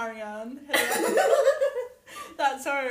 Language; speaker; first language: English; native; English